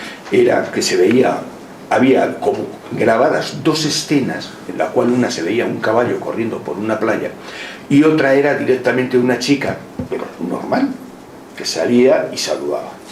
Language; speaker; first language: Spanish; native; Spanish